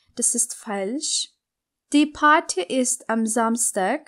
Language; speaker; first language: German; non-native, fluent; Turkish